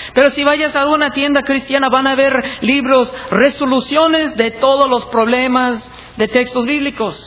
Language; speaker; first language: Spanish; non-native, fluent; English